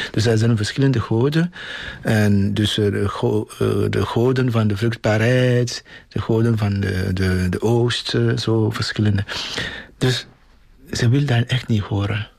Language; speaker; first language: Dutch; non-native, fluent; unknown